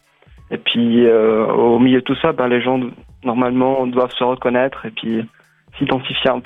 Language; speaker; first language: French; non-native, local second language; Arabic